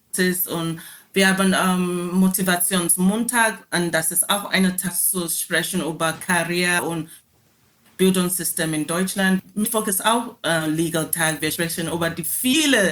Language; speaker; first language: German; non-native, learner; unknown